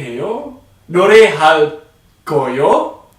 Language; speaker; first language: Korean; non-native, learner; English